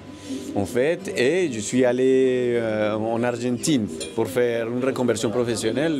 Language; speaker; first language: French; non-native, fluent; Spanish